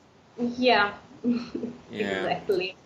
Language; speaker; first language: English; non-native, fluent; Udmurt